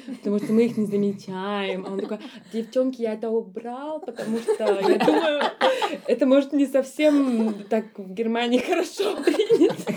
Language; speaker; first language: Russian; early bilingual, heritage; Russian